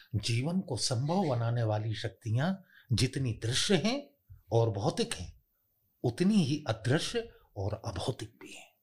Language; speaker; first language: Hindi; native; Hindi